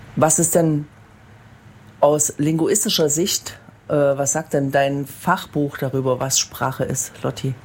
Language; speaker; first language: German; native; German